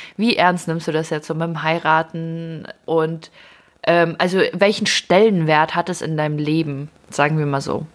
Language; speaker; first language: German; early bilingual, other home language; Ukrainian